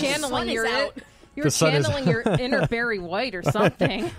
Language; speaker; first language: English; native; English